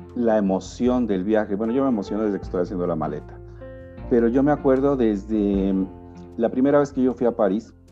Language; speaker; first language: Spanish; native; Spanish